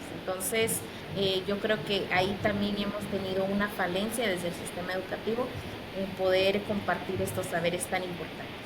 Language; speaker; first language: Spanish; non-native, local second language; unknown